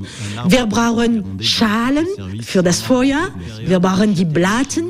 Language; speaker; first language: German; non-native, learner; French